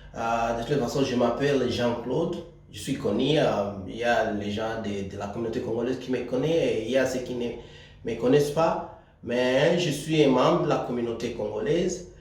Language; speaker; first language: French; non-native, local second language; Swahili